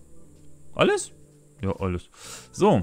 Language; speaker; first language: German; non-native, learner; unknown